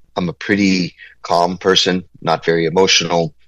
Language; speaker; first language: English; native; English